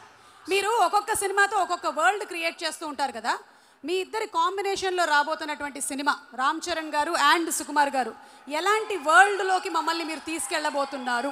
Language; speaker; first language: Telugu; native; Telugu